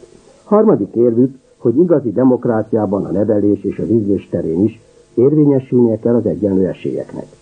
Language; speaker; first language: Hungarian; native; Hungarian